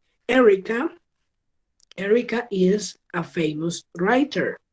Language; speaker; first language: English; non-native, learner; Spanish